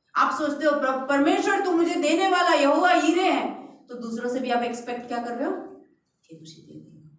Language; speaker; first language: Hindi; non-native, local second language; Malayalam